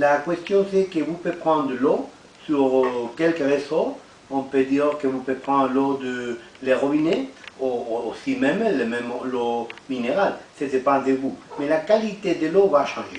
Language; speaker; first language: French; non-native, fluent; Spanish